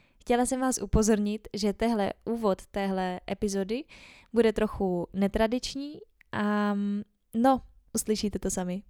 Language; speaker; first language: Czech; native; Czech